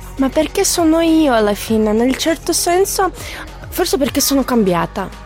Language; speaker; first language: Italian; non-native, fluent; Russian